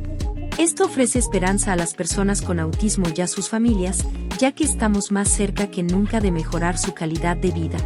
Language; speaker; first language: Spanish; native; Spanish